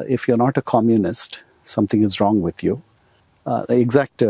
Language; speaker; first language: English; non-native, local second language; Tamil